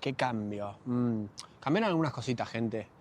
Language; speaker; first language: Spanish; native; Spanish